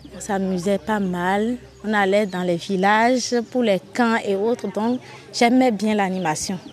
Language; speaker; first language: French; non-native, local second language; Fon